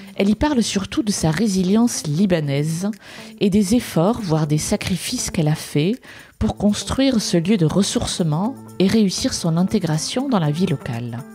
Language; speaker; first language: French; native; French